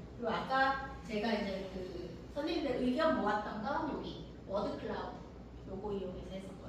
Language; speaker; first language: Korean; native; Korean